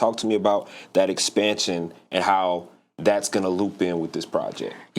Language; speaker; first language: English; native; English